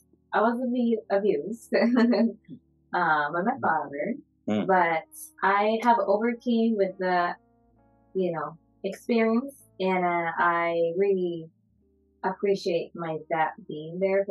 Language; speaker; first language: English; non-native, fluent; Japanese